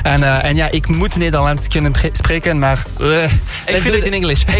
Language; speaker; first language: Dutch; non-native, learner; French